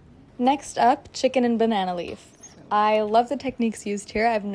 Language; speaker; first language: English; native; English